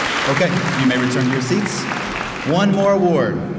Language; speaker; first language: English; native; English